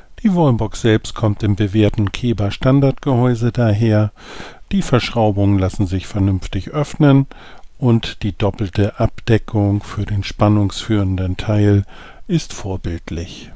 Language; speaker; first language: German; native; German